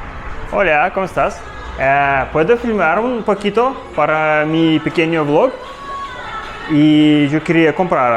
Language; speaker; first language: Spanish; non-native, learner; Russian